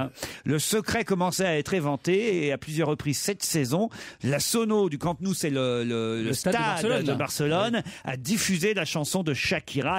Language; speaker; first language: French; native; French